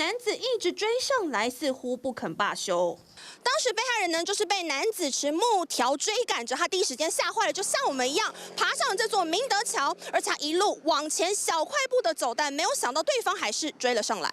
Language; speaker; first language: Chinese; native; Chinese